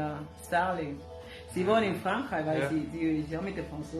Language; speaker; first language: German; non-native, learner; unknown